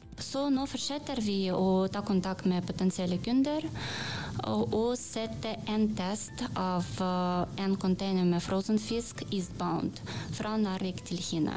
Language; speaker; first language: Norwegian; non-native, learner; Russian